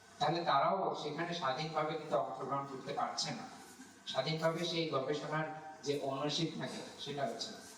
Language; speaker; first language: Bangla; non-native, local second language; Santali